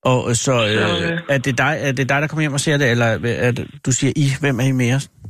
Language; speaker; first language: Danish; native; Danish